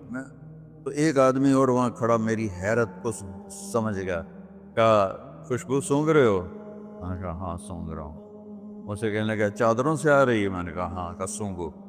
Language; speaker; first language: Urdu; non-native, local second language; Punjabi